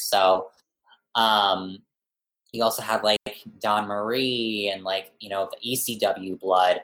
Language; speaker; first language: English; native; English